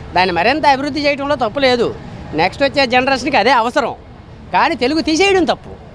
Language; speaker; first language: Telugu; native; Telugu